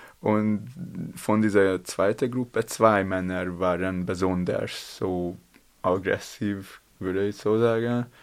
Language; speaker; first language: German; non-native, learner; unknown